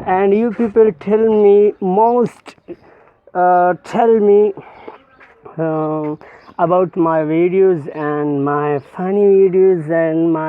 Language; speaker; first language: English; non-native, learner; Pashto